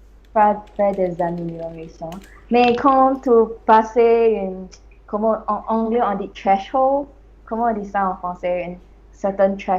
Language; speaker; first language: French; non-native, learner; English